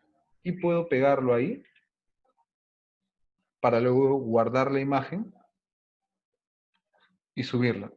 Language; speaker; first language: Spanish; native; Spanish